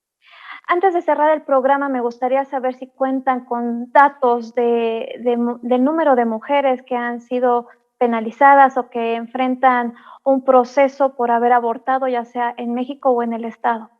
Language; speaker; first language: Spanish; native; Spanish